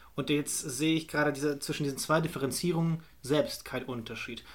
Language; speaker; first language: German; native; German